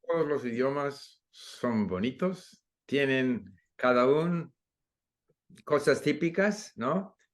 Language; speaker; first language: Spanish; non-native, fluent; English